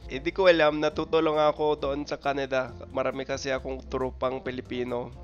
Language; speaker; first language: Filipino; non-native, fluent; English